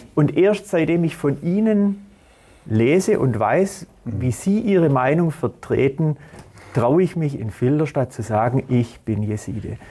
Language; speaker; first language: German; native; German